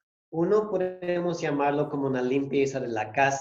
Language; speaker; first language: Spanish; non-native, fluent; English